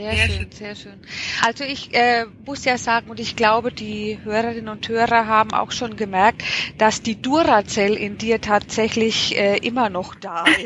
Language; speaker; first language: German; native; German